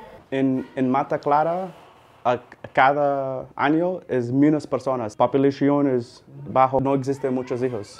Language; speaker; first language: Spanish; non-native, learner; English